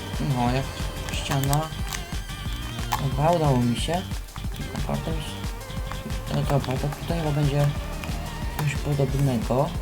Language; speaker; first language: Polish; native; Polish